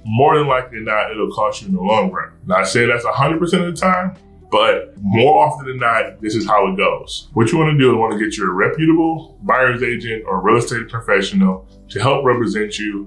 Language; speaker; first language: English; native; English